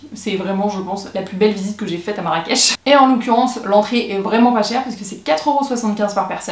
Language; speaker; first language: French; native; French